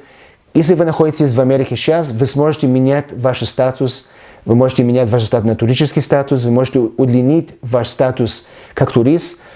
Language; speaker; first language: Russian; early bilingual, heritage; Russian